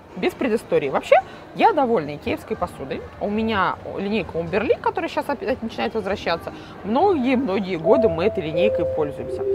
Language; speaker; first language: Russian; native; Russian